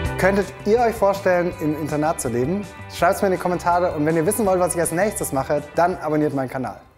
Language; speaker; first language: German; native; German